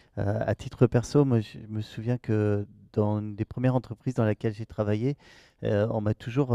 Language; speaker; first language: French; native; French